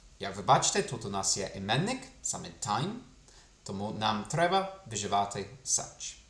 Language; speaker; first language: Ukrainian; non-native, fluent; English